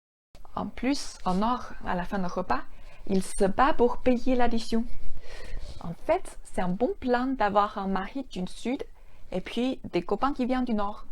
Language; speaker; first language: French; non-native, fluent; Chinese